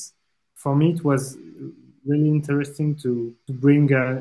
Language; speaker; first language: English; non-native, fluent; French